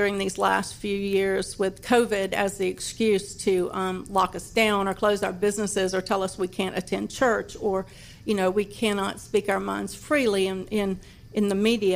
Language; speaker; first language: English; native; English